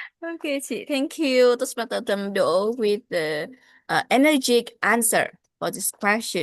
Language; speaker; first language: English; non-native, learner; Vietnamese